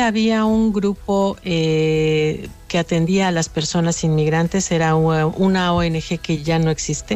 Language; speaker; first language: Spanish; native; Spanish